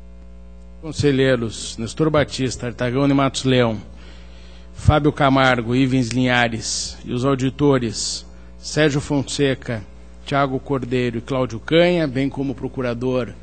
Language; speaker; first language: Portuguese; native; Portuguese